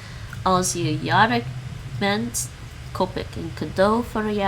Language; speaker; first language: Dutch; non-native, learner; English